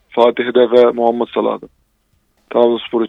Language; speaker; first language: Turkish; non-native, fluent; Arabic